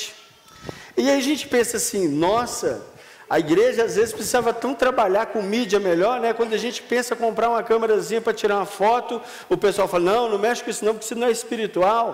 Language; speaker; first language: Portuguese; native; Portuguese